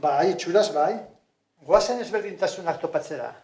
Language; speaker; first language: Basque; non-native, local second language; Spanish